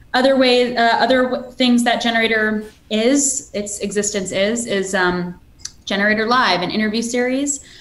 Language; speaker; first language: English; native; English